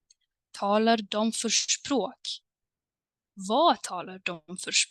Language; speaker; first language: Swedish; non-native, fluent; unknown